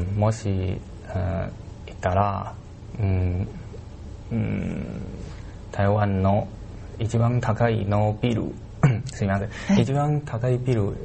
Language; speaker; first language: Japanese; non-native, learner; Chinese